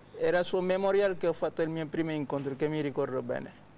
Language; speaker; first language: Italian; non-native, fluent; Wolof